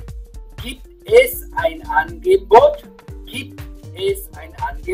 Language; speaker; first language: German; non-native, fluent; Spanish